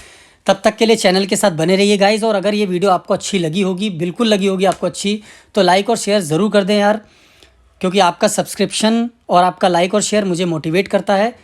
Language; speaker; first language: Hindi; native; Hindi